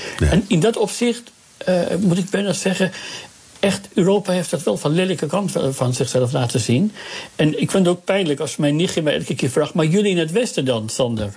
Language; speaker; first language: Dutch; early bilingual, other home language; Persian